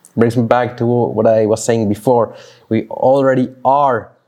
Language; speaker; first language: English; non-native, fluent; Swiss German